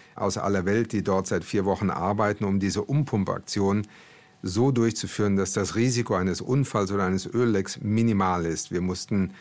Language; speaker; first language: German; early bilingual, other home language; Portuguese